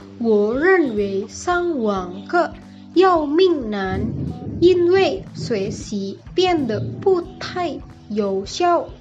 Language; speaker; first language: Chinese; non-native, learner; Indonesian